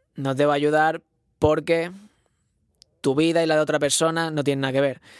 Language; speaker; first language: Spanish; non-native, local second language; Catalan